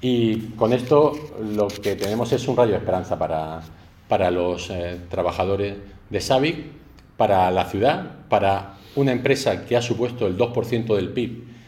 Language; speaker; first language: Spanish; native; Spanish